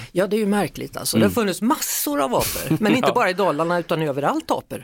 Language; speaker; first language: Swedish; native; Swedish